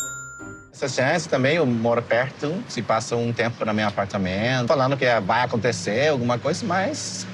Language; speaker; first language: Portuguese; non-native, learner; English